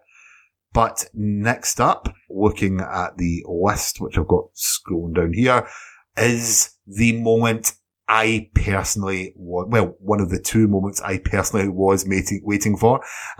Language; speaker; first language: English; native; English